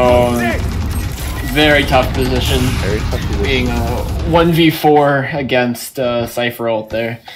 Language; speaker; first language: English; native; English